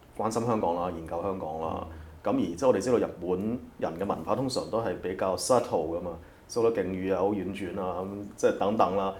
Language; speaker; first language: Cantonese; native; Cantonese